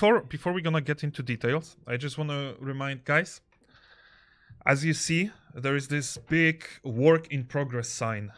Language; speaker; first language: English; non-native, fluent; Polish